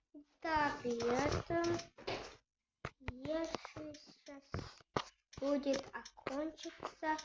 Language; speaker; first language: Russian; non-native, local second language; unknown